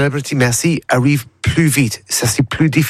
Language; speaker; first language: French; non-native, learner; English